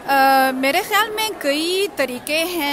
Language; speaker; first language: Hindi; non-native, fluent; Chinese